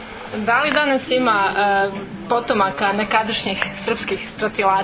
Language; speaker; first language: Serbian; native; Serbian